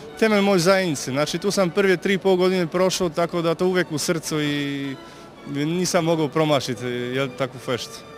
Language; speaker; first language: Croatian; non-native, fluent; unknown